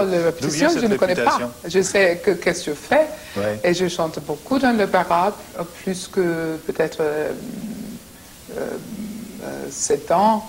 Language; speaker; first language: French; non-native, fluent; English